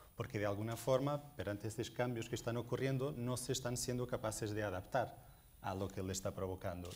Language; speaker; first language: Spanish; non-native, fluent; Portuguese